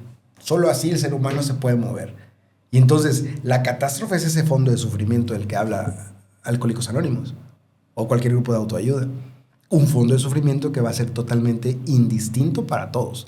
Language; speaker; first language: Spanish; native; Spanish